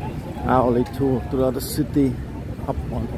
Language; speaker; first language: English; non-native, learner; Vietnamese